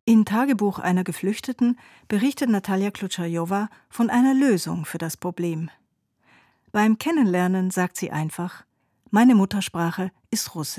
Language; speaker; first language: German; native; German